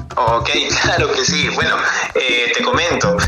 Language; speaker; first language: Spanish; native; Spanish